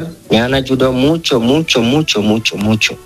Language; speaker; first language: Spanish; non-native, learner; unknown